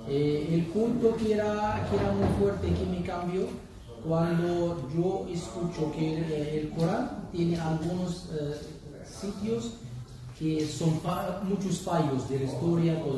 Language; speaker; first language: Spanish; non-native, learner; Arabic